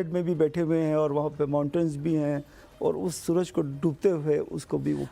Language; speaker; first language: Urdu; non-native, local second language; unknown